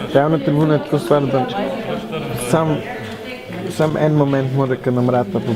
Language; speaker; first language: Slovenian; native; Slovenian